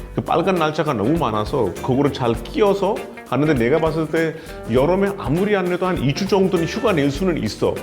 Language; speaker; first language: Korean; non-native, fluent; Hindi